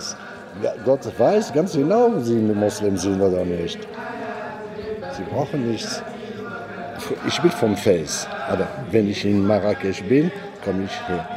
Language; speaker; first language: German; non-native, fluent; Arabic